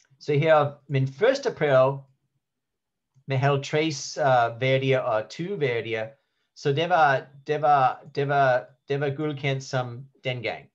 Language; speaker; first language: Danish; non-native, learner; English